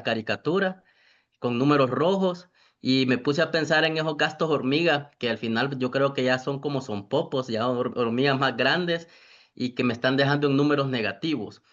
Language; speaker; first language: Spanish; native; Spanish